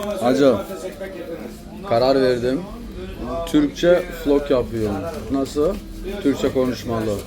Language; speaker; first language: Turkish; early bilingual, heritage; Turkish